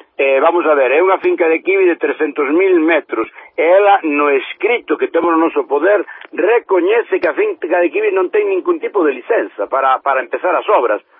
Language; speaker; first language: Galician; native; Galician